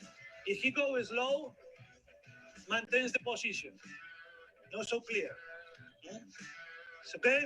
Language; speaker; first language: English; non-native, learner; Spanish